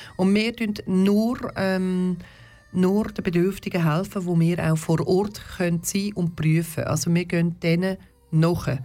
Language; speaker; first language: German; early bilingual, other home language; Turkish